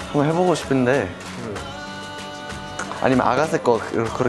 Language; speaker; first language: Korean; non-native, fluent; English